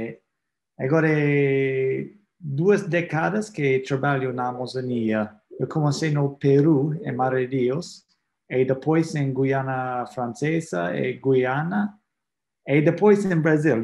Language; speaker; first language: Portuguese; non-native, fluent; English